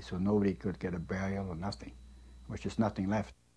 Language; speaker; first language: English; non-native, fluent; German